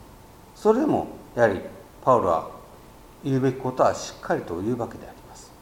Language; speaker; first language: Japanese; native; Japanese